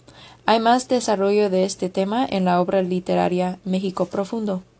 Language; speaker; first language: Spanish; non-native, fluent; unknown